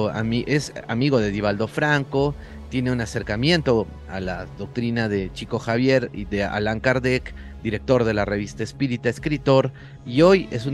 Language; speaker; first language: Spanish; native; Spanish